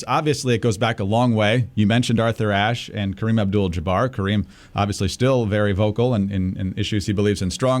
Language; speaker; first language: English; native; English